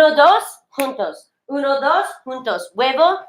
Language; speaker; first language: Spanish; non-native, fluent; English